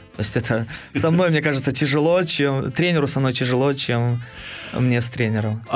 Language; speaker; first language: Russian; native; Russian